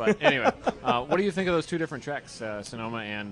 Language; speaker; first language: English; native; English